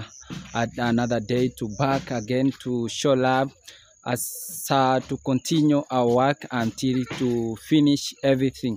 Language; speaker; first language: English; non-native, learner; Swahili